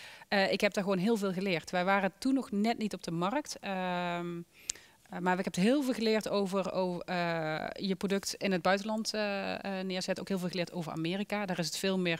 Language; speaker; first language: Dutch; native; Dutch